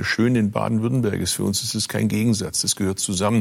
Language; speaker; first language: German; early bilingual, other home language; Turkish